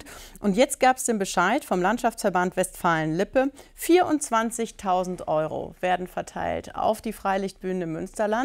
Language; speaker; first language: German; native; German